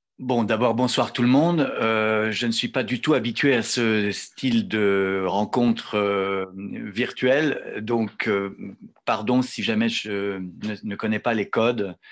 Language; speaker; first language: French; native; French